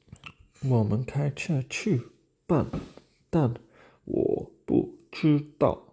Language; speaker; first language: Chinese; non-native, learner; English